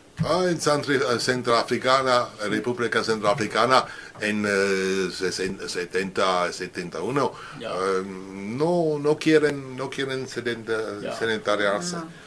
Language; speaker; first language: Spanish; non-native, learner; French